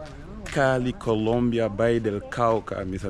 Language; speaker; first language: Spanish; non-native, learner; French